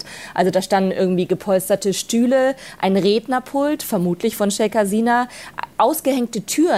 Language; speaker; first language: German; native; German